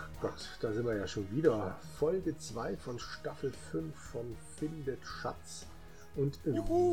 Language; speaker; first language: German; native; German